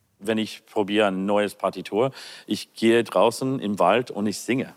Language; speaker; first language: German; non-native, learner; English